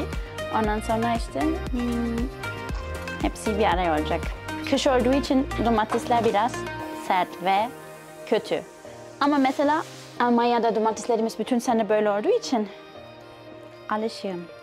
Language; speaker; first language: Turkish; non-native, fluent; German